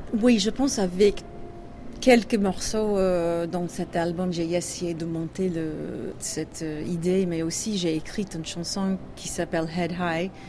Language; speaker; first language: French; non-native, learner; English